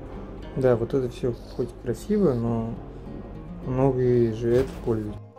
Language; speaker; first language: Russian; non-native, local second language; Kazakh